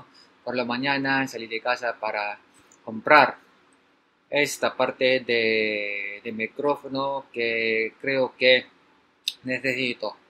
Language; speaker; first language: Spanish; non-native, learner; Filipino